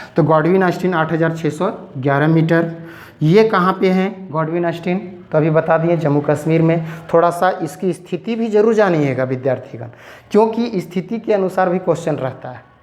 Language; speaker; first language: Hindi; native; Hindi